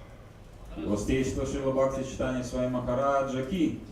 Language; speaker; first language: Russian; native; Russian